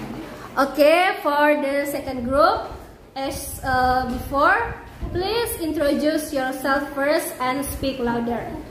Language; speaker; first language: English; non-native, fluent; Indonesian